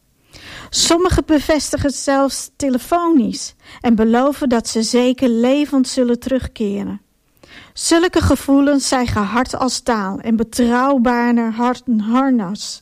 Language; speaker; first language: Dutch; non-native, fluent; Ukrainian